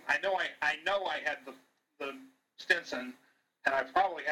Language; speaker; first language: English; native; English